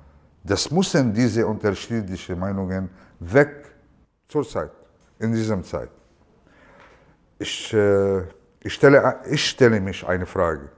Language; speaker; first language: German; non-native, learner; Arabic